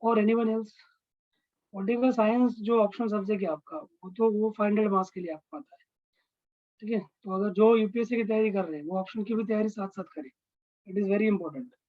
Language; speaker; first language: Hindi; non-native, local second language; Marathi